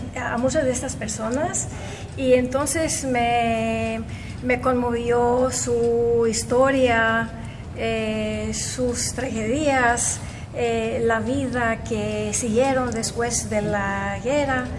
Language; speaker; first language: Spanish; non-native, fluent; Greek